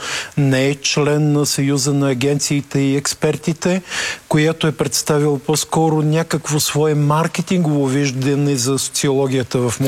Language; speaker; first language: Bulgarian; native; Bulgarian